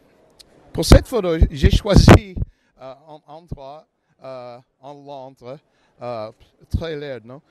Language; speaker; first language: French; non-native, learner; English